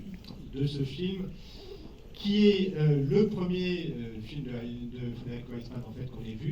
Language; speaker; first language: French; native; French